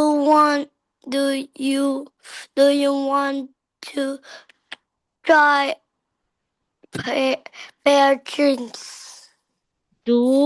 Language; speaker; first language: English; non-native, learner; Vietnamese